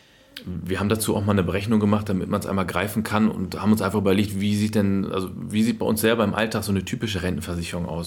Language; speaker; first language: German; native; German